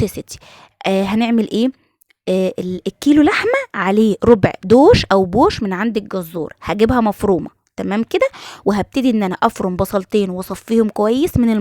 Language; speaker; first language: Arabic; native; Arabic